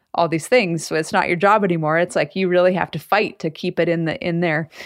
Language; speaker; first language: English; native; English